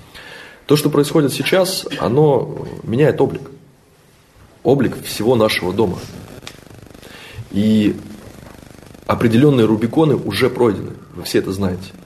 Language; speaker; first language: Russian; native; Russian